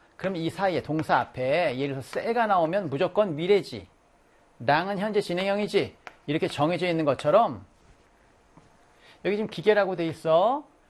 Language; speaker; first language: Korean; native; Korean